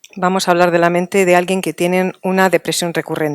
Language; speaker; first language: Spanish; native; Spanish